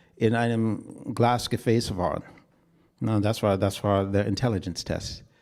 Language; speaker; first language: German; non-native, fluent; English